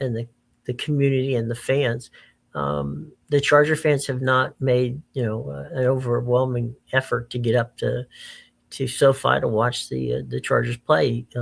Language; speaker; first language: English; native; English